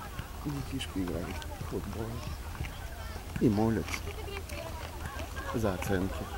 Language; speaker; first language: Russian; non-native, learner; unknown